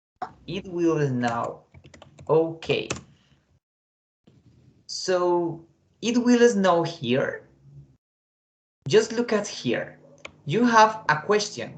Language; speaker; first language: English; non-native, fluent; Spanish